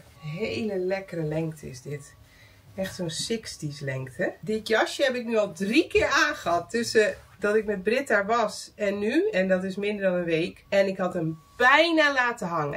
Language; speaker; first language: Dutch; native; Dutch